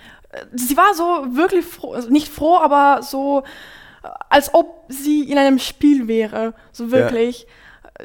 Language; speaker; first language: German; non-native, fluent; Ukrainian